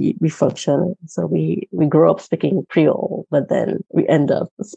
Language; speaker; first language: English; non-native, fluent; Morisyen